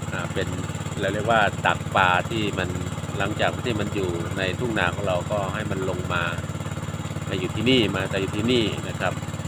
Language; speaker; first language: Thai; native; Thai